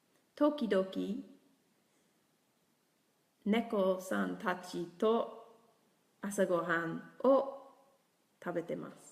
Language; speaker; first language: Japanese; non-native, learner; English